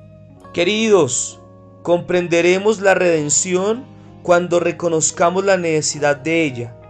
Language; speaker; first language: Spanish; native; Spanish